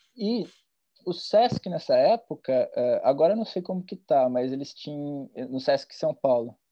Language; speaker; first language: Portuguese; native; Portuguese